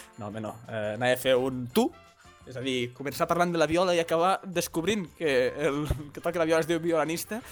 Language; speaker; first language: Catalan; native; Catalan